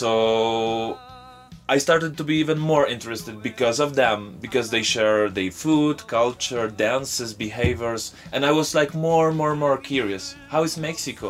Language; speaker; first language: English; non-native, fluent; Polish